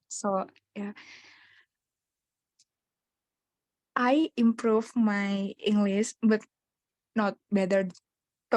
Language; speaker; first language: English; non-native, learner; Indonesian